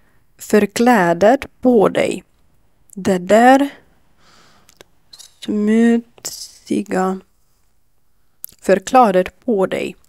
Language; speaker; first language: Swedish; non-native, learner; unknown